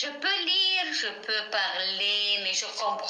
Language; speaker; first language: French; non-native, fluent; Spanish